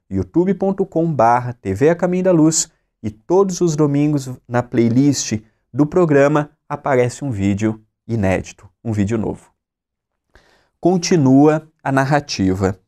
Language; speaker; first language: Portuguese; native; Portuguese